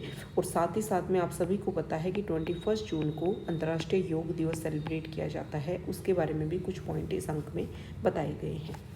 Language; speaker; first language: Hindi; native; Hindi